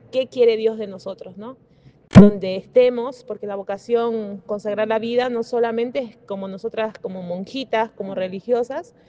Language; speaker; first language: Spanish; native; Spanish